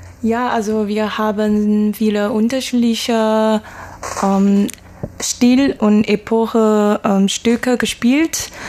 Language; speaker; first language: German; non-native, learner; Chinese